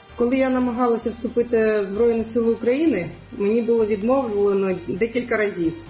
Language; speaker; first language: Ukrainian; non-native, local second language; Crimean Tatar